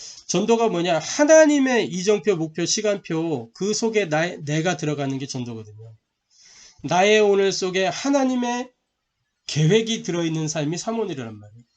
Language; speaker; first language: Korean; native; Korean